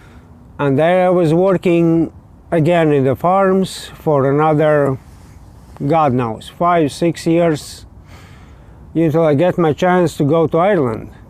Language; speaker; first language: English; non-native, learner; Latvian